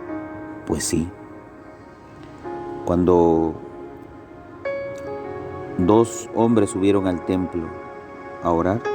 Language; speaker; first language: Spanish; native; Spanish